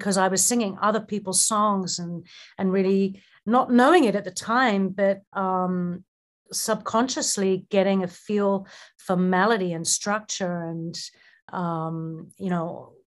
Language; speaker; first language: English; native; English